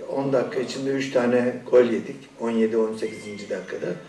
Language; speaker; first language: Turkish; non-native, fluent; Persian